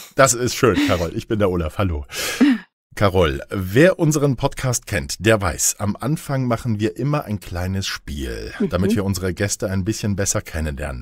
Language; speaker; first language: German; native; German